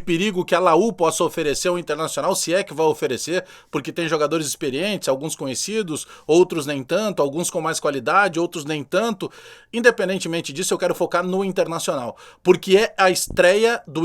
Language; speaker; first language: Portuguese; native; Portuguese